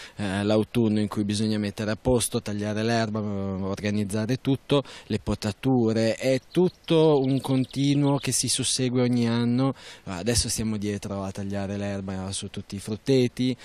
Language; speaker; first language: Italian; native; Italian